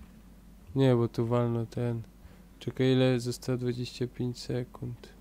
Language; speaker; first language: Polish; native; Polish